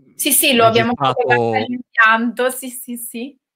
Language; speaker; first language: Italian; native; Italian